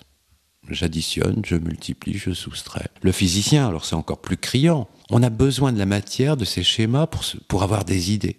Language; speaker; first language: French; native; French